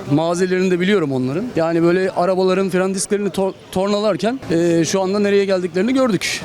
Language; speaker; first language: Turkish; native; Turkish